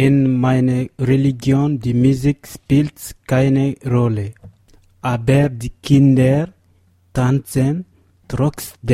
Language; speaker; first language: German; non-native, learner; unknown